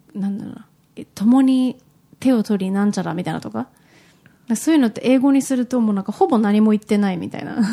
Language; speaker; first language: Japanese; early bilingual, heritage; Japanese